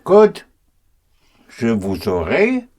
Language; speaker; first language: French; non-native, fluent; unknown